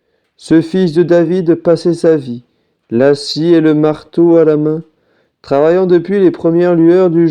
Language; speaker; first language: French; native; French